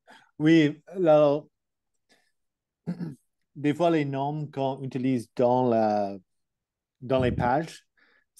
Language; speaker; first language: French; non-native, learner; English